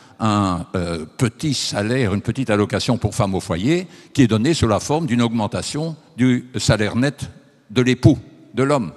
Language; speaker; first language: French; native; French